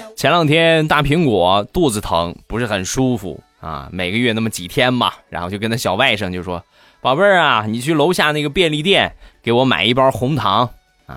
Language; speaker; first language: Chinese; native; Chinese